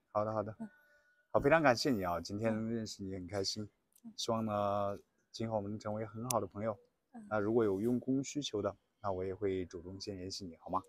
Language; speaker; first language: Chinese; native; Chinese